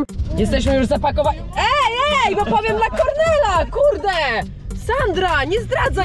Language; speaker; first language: Polish; native; Polish